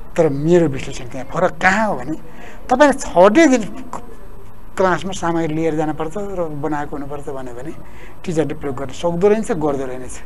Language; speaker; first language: Nepali; native; Nepali